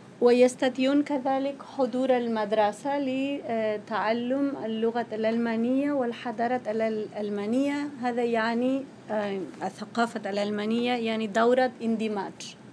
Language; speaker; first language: Arabic; non-native, fluent; Spanish